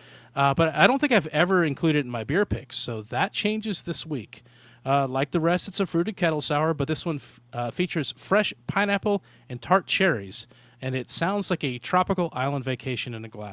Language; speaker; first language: English; native; English